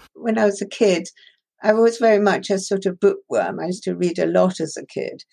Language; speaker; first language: English; non-native, local second language; Persian